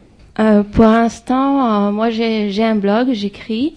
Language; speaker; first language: French; non-native, fluent; Arabic